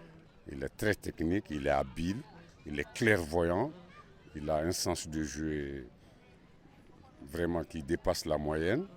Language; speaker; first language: French; non-native, local second language; Bambara